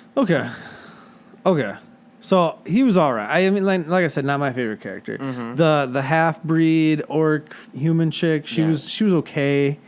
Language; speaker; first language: English; native; English